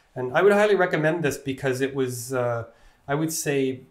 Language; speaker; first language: English; native; English